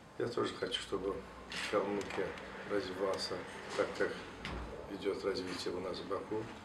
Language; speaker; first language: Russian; non-native, local second language; Azerbaijani